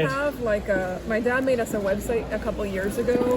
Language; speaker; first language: English; native; English